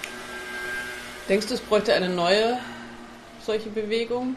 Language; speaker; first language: German; native; German